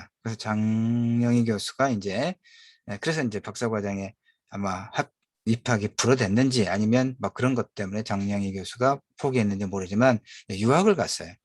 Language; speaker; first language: Korean; native; Korean